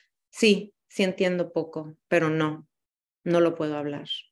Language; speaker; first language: Spanish; early bilingual, heritage; Spanish